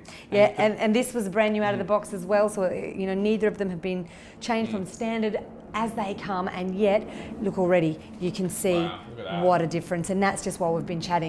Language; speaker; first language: English; native; English